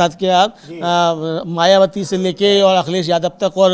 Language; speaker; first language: Hindi; native; Hindi